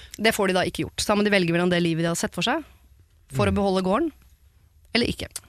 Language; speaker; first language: Norwegian; native; Norwegian